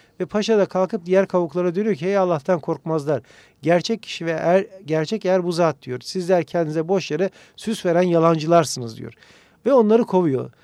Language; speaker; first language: Turkish; native; Turkish